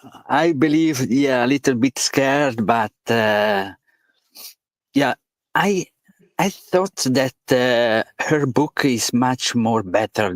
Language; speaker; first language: English; non-native, learner; Italian